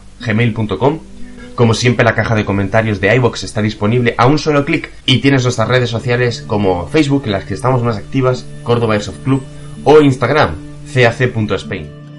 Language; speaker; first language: Spanish; native; Spanish